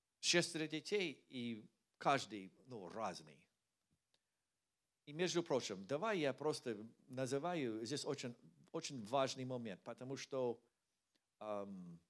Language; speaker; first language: Russian; non-native, learner; English